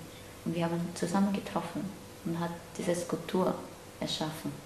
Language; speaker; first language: German; non-native, learner; Cantonese